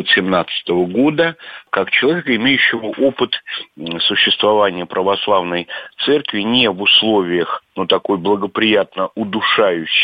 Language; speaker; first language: Russian; native; Russian